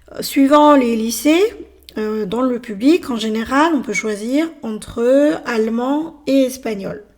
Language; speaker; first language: French; native; French